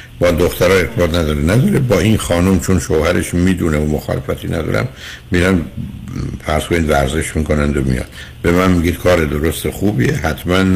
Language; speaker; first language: Persian; native; Persian